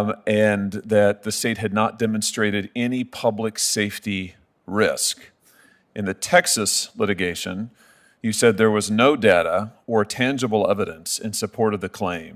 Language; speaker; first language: English; native; English